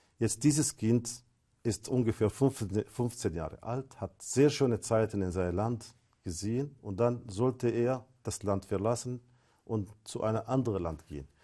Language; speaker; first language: German; non-native, fluent; Arabic